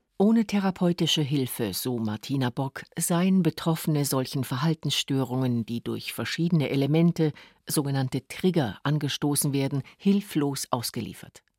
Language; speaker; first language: German; native; German